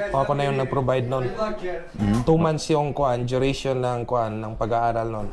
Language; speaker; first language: Filipino; non-native, local second language; Cebuano